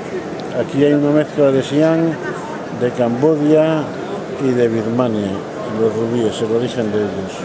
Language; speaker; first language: Spanish; native; Spanish